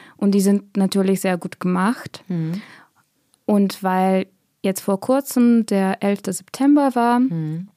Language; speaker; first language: German; non-native, fluent; Bulgarian